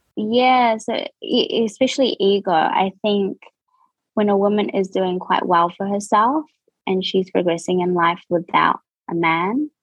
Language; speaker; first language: English; native; English